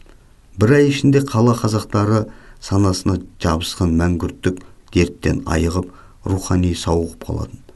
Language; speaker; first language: Kazakh; native; Kazakh